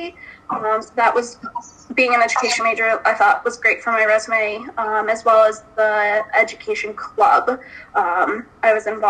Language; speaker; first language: English; native; English